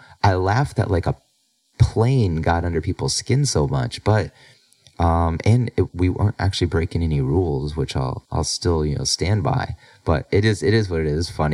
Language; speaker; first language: English; native; English